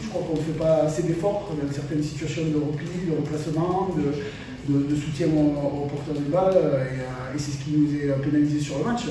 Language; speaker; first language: French; native; French